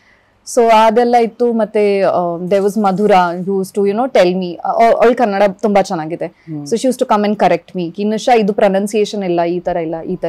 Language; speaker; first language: Kannada; early bilingual, other home language; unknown